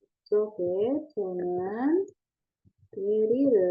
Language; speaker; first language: Korean; non-native, fluent; Indonesian